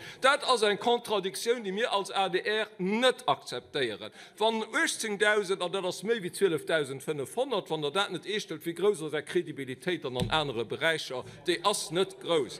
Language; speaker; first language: German; non-native, local second language; Luxembourgish